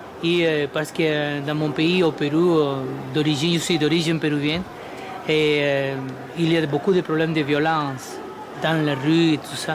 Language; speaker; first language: French; non-native, fluent; Spanish